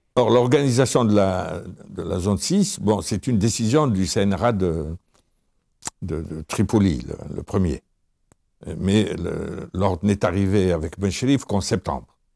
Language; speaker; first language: French; non-native, local second language; Arabic